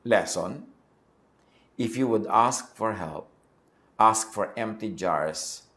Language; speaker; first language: English; non-native, local second language; Filipino